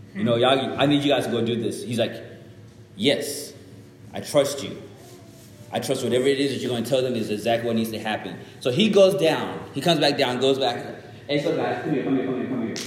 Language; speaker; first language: English; early bilingual, other home language; Shona